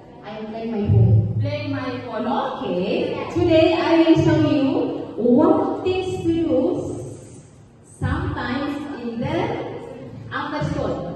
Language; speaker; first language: English; non-native, learner; Indonesian